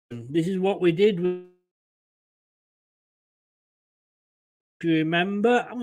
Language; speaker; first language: English; native; English